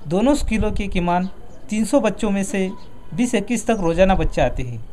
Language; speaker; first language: Hindi; non-native, local second language; Marathi